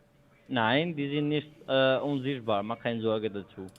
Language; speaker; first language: German; non-native, fluent; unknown